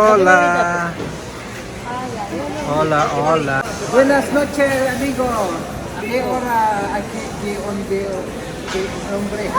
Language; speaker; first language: Spanish; non-native, learner; Filipino